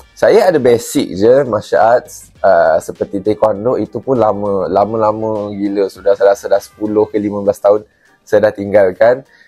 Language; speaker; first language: Malay; non-native, local second language; Chinese